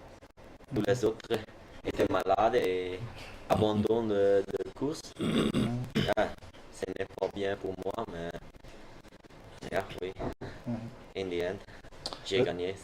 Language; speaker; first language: French; non-native, learner; Dutch